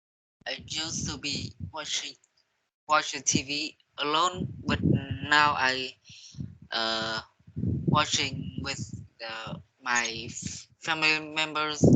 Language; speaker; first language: English; non-native, learner; Vietnamese